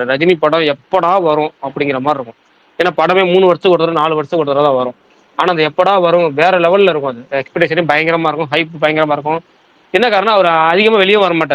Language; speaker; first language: Tamil; native; Tamil